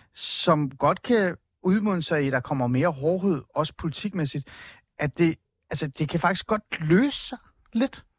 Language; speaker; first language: Danish; early bilingual, other home language; Persian